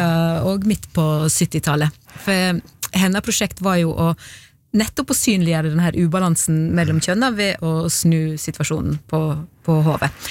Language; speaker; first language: Norwegian; native; Norwegian